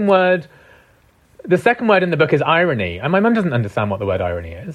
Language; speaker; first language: English; non-native, local second language; Punjabi